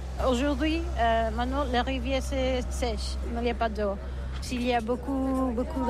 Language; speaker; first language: French; non-native, learner; Catalan